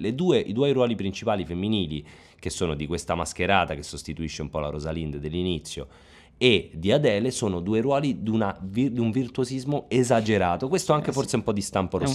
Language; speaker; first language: Italian; native; Italian